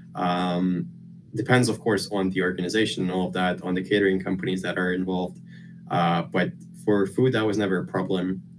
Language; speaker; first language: English; non-native, fluent; Lithuanian